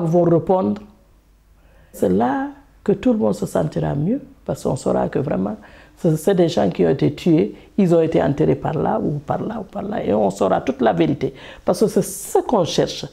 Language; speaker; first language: French; non-native, local second language; Fula